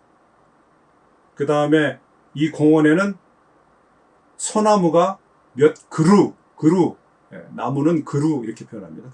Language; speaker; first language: Korean; native; Korean